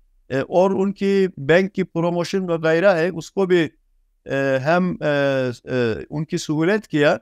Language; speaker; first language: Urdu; non-native, fluent; Turkish